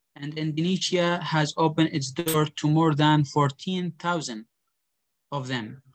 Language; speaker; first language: English; non-native, fluent; Arabic